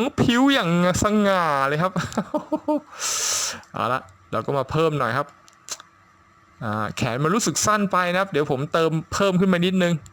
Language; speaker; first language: Thai; native; Thai